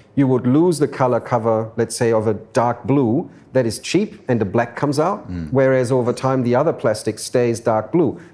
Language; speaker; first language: English; non-native, fluent; German